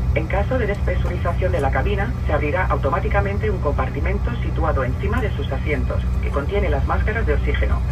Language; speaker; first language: Spanish; native; Spanish